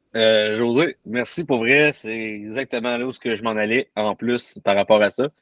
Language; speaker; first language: French; native; French